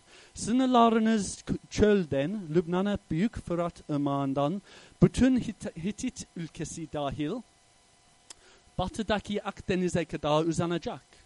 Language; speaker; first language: Turkish; non-native, fluent; English